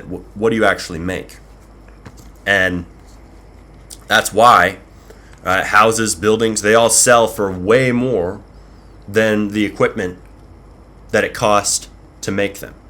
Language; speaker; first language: English; native; English